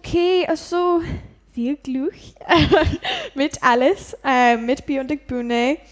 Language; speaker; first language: German; non-native, learner; English